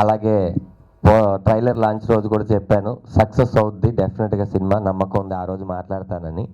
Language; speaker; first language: Telugu; native; Telugu